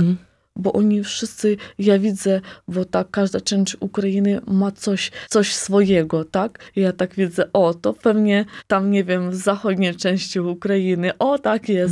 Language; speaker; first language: Polish; non-native, local second language; Ukrainian